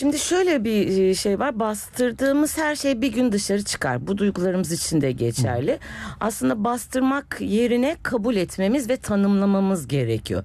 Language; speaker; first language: Turkish; native; Turkish